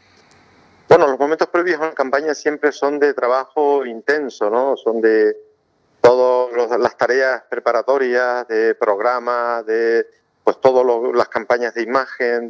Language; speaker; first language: Spanish; native; Spanish